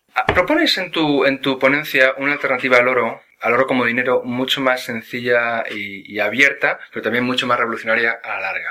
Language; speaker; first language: Spanish; native; Spanish